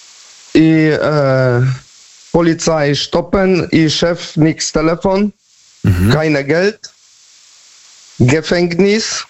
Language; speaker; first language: German; non-native, learner; Polish